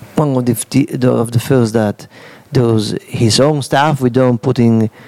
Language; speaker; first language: English; non-native, fluent; Italian